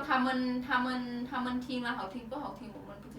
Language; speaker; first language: Chinese; non-native, learner; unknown